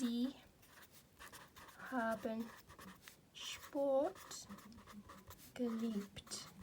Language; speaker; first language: German; non-native, fluent; English